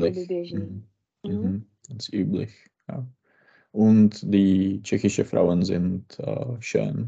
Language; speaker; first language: German; non-native, learner; Czech